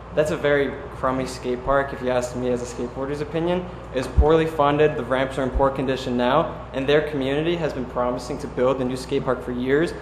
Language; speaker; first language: English; native; English